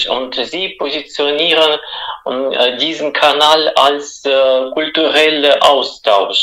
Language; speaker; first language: German; non-native, fluent; Russian